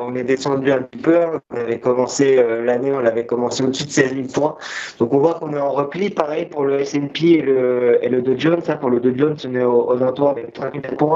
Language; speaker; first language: French; native; French